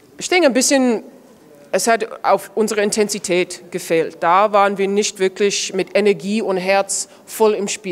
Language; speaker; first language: German; non-native, fluent; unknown